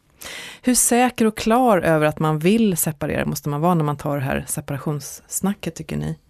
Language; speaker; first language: Swedish; native; Swedish